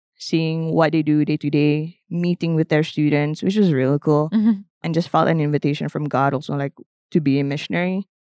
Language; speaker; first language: English; non-native, local second language; Malay